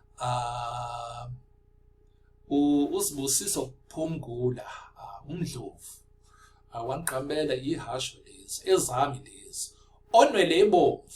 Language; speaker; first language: Zulu; non-native, local second language; Afrikaans